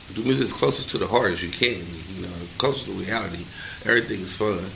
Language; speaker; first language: English; native; English